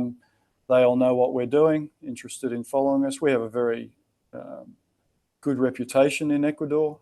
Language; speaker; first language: English; native; English